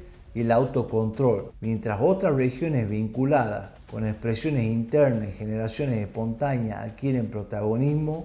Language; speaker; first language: Spanish; native; Spanish